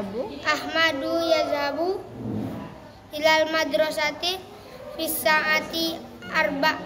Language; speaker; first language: Arabic; non-native, learner; Indonesian